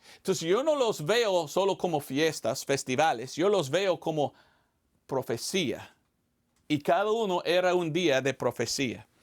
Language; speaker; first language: Spanish; non-native, fluent; English